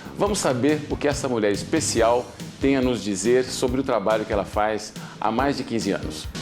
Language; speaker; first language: Portuguese; native; Portuguese